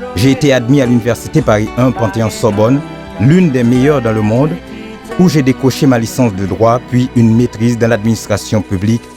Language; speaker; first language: French; non-native, local second language; Haitian Creole